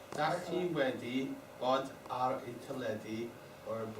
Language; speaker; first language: Welsh; non-native, learner; English